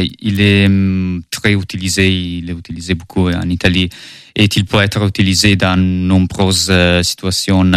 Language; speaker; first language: French; non-native, learner; Italian